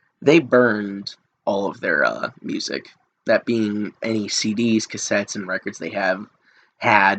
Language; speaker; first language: English; native; English